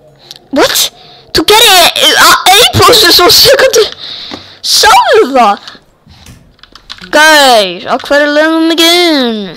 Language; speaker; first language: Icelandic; non-native, learner; Danish